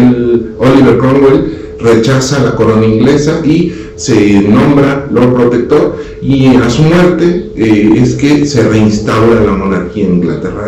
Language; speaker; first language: Spanish; native; Spanish